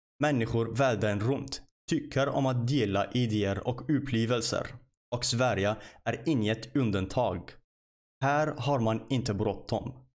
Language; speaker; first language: Swedish; non-native, fluent; Arabic